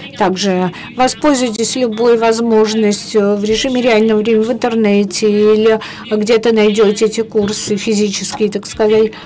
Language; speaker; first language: Russian; non-native, fluent; Italian